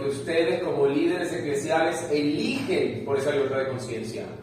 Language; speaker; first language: Spanish; native; Spanish